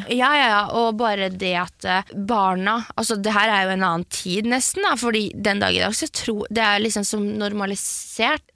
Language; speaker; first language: Norwegian; early bilingual, other home language; French